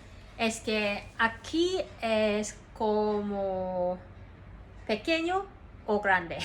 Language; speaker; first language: Spanish; non-native, learner; Cantonese